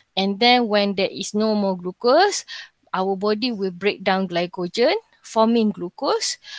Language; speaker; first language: English; non-native, local second language; Malay